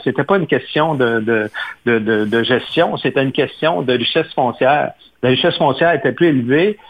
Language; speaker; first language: French; native; French